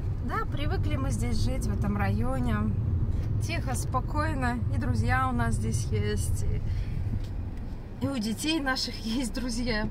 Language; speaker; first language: Russian; native; Russian